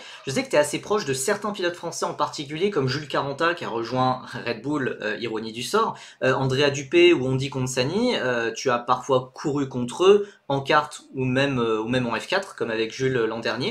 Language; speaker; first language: French; native; French